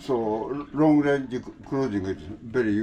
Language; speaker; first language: English; non-native, learner; Japanese